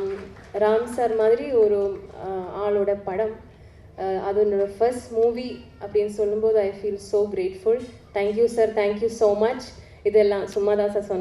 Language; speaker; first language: Tamil; non-native, learner; Malayalam